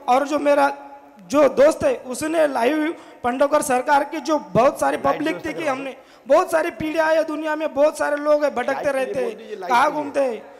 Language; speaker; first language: Hindi; non-native, local second language; Marathi